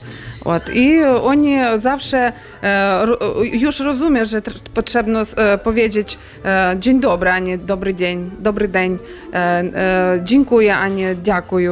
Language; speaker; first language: Polish; non-native, learner; Ukrainian